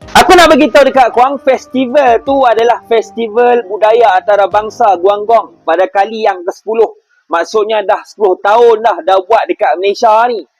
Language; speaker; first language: Malay; native; Malay